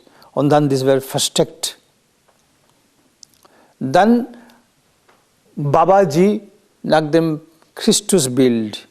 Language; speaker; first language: German; non-native, learner; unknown